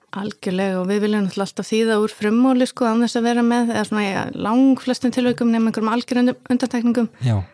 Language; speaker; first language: Icelandic; native; Icelandic